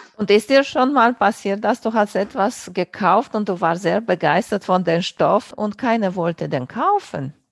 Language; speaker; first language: German; non-native, fluent; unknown